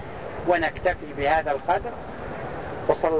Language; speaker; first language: Arabic; native; Arabic